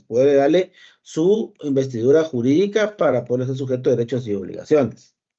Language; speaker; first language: Spanish; native; Spanish